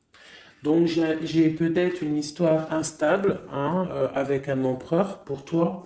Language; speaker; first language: French; native; French